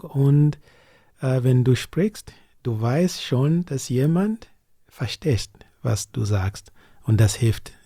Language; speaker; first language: German; non-native, learner; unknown